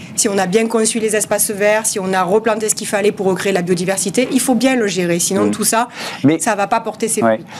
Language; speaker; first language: French; native; French